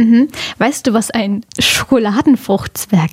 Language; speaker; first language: German; native; German